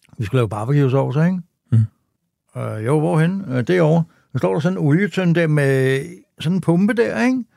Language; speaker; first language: Danish; native; Danish